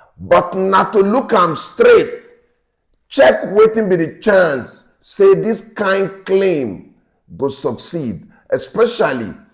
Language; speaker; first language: Nigerian Pidgin; native; Nigerian Pidgin